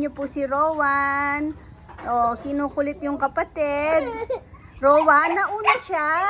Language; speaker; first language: Filipino; native; Filipino